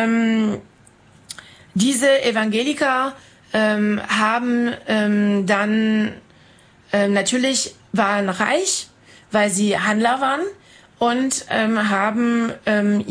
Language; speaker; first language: German; non-native, fluent; French